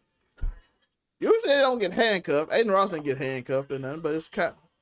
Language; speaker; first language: English; native; English